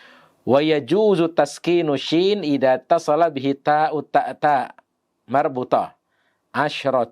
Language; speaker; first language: Arabic; non-native, fluent; Indonesian